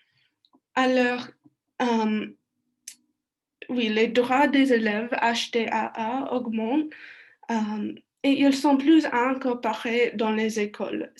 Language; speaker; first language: French; non-native, learner; English